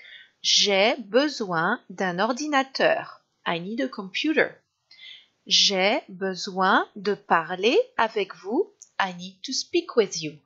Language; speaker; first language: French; non-native, fluent; English